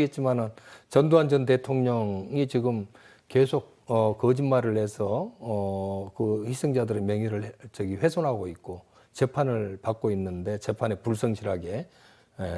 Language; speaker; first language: Korean; native; Korean